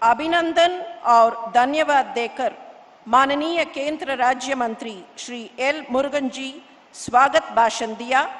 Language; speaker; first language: Hindi; non-native, local second language; Tamil